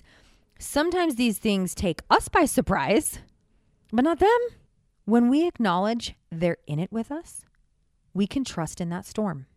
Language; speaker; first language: English; native; English